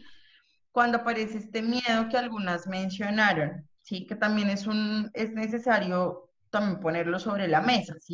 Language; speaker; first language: Spanish; native; Spanish